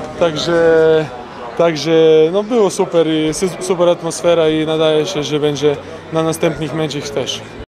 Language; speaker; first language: Polish; non-native, learner; Slovenian